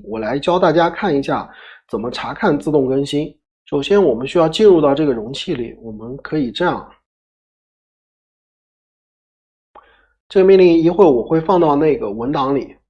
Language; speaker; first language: Chinese; native; Chinese